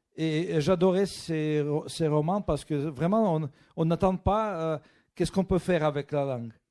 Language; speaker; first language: French; non-native, fluent; Russian